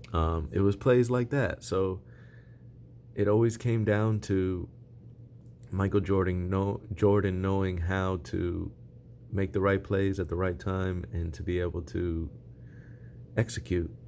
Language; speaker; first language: English; native; English